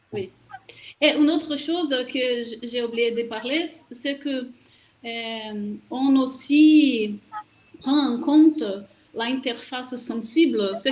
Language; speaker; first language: French; non-native, fluent; Portuguese